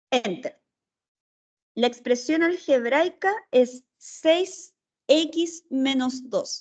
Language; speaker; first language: Spanish; native; Spanish